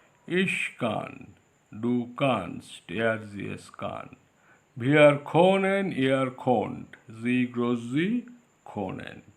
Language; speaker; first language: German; non-native, fluent; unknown